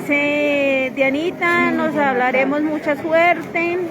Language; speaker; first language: Spanish; native; Spanish